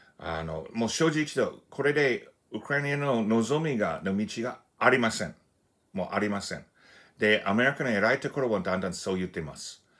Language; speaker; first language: Japanese; non-native, fluent; English